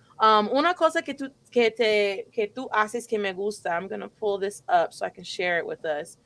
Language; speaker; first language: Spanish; non-native, fluent; English